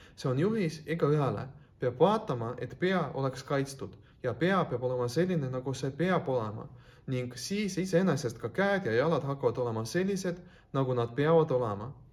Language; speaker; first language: Estonian; non-native, local second language; Russian